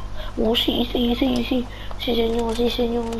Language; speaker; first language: Spanish; native; Spanish